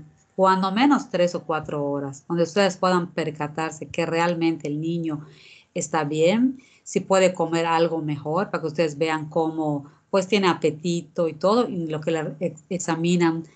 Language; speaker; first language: Spanish; native; Spanish